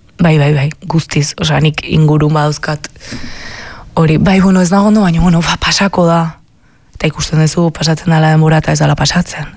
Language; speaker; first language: Basque; native; Basque